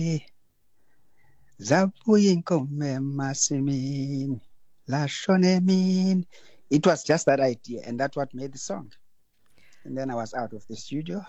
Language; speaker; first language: English; non-native, local second language; Zulu